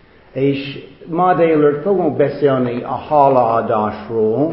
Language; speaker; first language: Hungarian; non-native, fluent; English